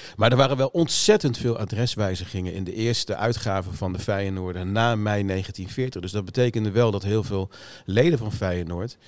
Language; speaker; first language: Dutch; native; Dutch